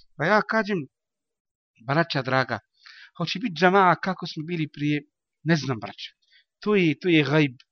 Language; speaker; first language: Bosnian; non-native, learner; Arabic